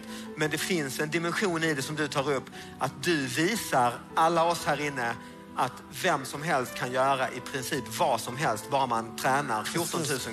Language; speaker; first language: Swedish; native; Swedish